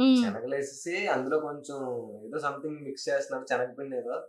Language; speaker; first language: Telugu; native; Telugu